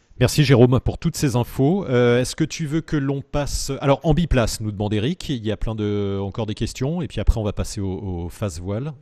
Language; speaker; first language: French; native; French